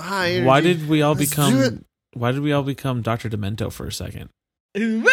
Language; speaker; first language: English; native; English